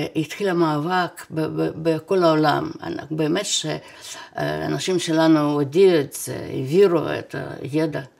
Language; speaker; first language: Hebrew; non-native, fluent; Russian